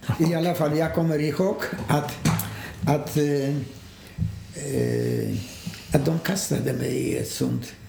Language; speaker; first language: Swedish; non-native, fluent; Polish